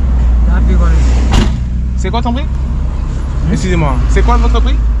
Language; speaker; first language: French; non-native, learner; English